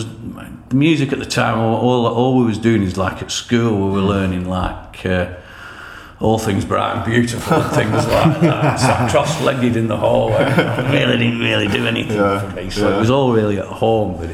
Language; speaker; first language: English; native; English